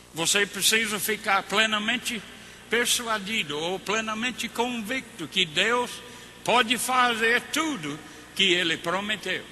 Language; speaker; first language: Portuguese; non-native, fluent; English